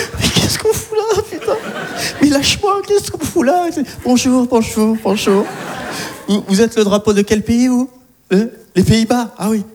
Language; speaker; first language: French; native; French